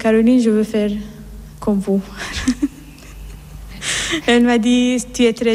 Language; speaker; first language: French; non-native, fluent; Persian